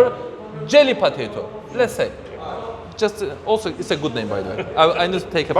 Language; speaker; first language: English; non-native, fluent; Turkish